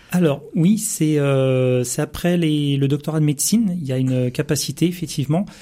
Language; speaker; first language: French; native; French